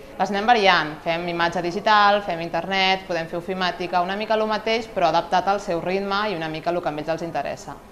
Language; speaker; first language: Catalan; native; Catalan